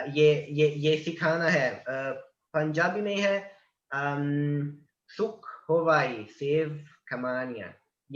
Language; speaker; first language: Hindi; non-native, learner; Italian